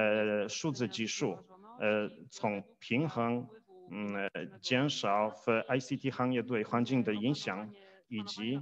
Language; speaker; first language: Chinese; non-native, fluent; Polish